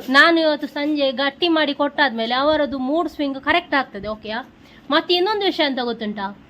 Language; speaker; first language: Kannada; non-native, local second language; Konkani